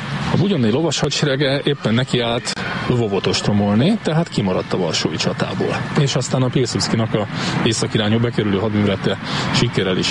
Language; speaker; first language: Hungarian; native; Hungarian